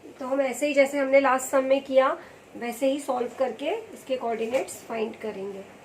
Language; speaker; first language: Hindi; non-native, local second language; Marathi